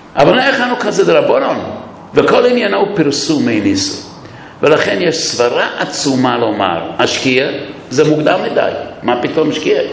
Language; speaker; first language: Hebrew; non-native, fluent; English